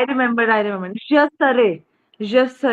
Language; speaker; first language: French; non-native, learner; Hindi